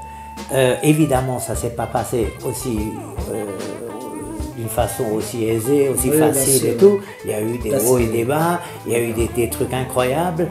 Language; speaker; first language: French; native; French